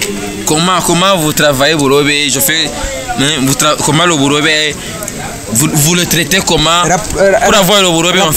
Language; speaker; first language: French; non-native, learner; Rundi